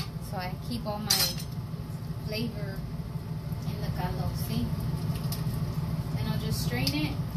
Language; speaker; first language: English; early bilingual, other home language; Spanish